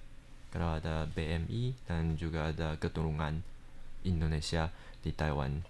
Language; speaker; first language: Indonesian; early bilingual, heritage; Indonesian